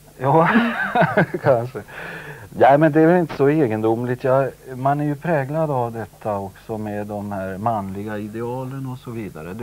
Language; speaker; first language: Swedish; native; Swedish